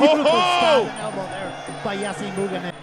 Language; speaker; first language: English; native; English